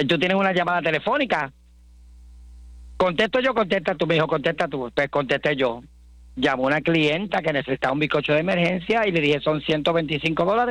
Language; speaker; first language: Spanish; native; Spanish